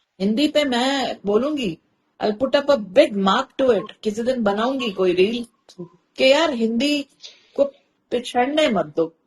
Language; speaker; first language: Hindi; native; Hindi